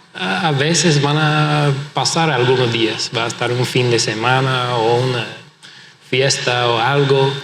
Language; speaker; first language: Spanish; non-native, fluent; English